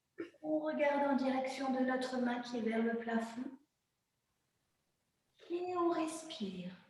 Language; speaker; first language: French; native; French